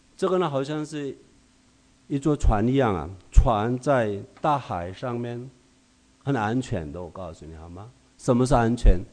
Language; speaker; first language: Chinese; non-native, fluent; Korean